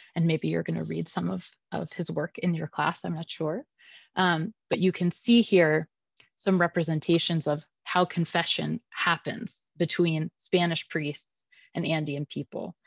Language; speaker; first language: English; native; English